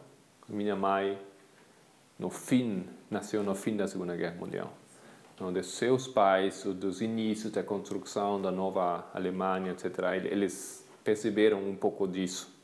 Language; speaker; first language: Portuguese; non-native, fluent; Spanish